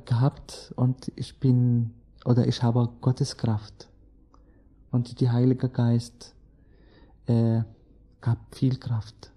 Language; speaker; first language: German; non-native, learner; Arabic